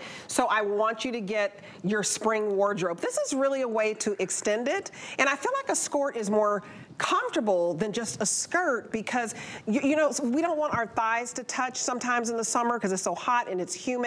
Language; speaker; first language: English; native; English